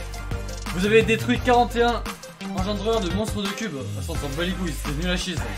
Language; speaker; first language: French; native; French